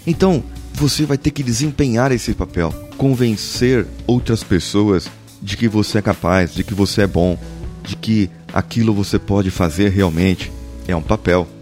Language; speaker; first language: Portuguese; native; Portuguese